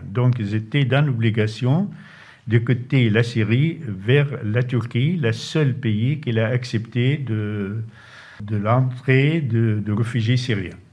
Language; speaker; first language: French; non-native, fluent; Arabic